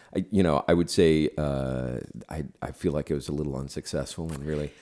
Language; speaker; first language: English; native; English